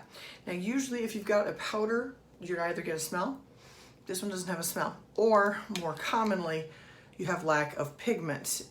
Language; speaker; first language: English; native; English